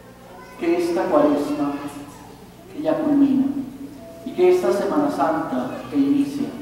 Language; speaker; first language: Spanish; native; Spanish